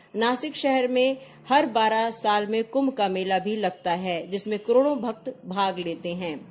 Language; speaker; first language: Hindi; non-native, local second language; Marathi